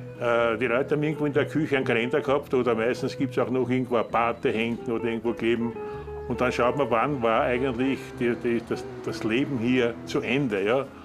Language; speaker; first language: German; native; German